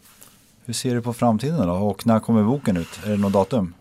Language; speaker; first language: Swedish; native; Swedish